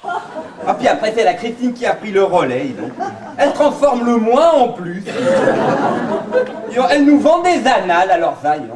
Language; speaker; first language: French; native; French